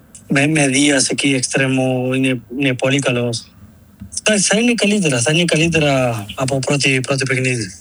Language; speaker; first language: Greek; non-native, learner; Spanish